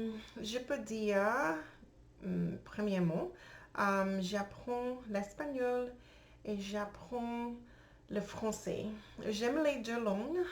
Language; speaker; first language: French; non-native, learner; English